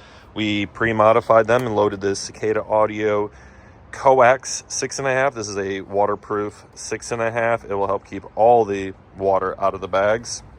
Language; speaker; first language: English; native; English